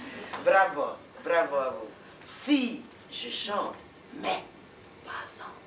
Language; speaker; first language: French; non-native, learner; Russian